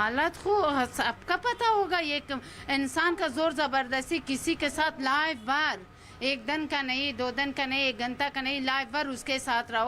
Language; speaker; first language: Hindi; non-native, learner; Persian